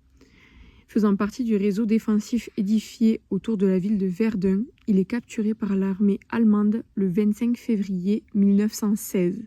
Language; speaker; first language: French; native; French